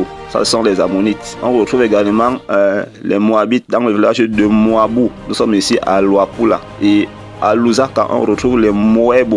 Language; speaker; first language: French; non-native, local second language; Kongo